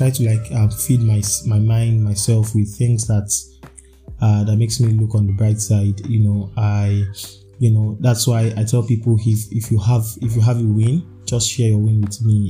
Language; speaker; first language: English; non-native, local second language; Yoruba